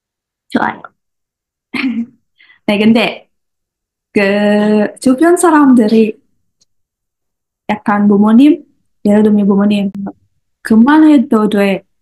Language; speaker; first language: Korean; non-native, learner; Indonesian